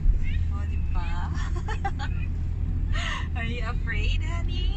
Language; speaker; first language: English; non-native, local second language; Filipino